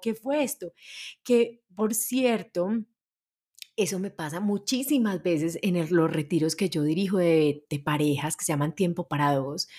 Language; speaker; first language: Spanish; native; Spanish